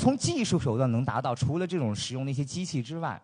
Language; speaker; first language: Chinese; native; Chinese